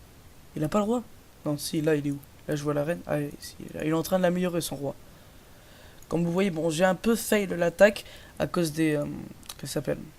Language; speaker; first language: French; native; French